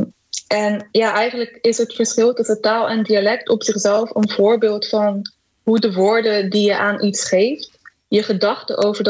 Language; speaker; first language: Dutch; early bilingual, other home language; Macedonian